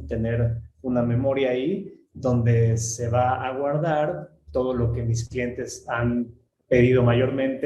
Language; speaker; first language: Spanish; native; Spanish